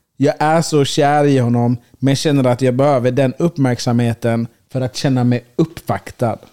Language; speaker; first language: Swedish; early bilingual, other home language; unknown